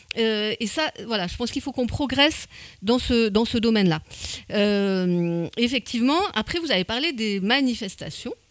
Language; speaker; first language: French; native; French